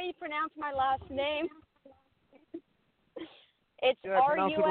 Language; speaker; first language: English; native; English